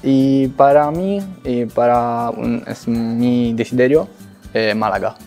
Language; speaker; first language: Spanish; non-native, learner; Italian